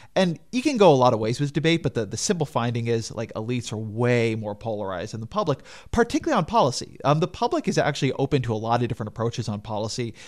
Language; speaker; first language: English; native; English